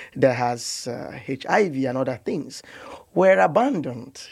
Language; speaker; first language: English; non-native, local second language; Igbo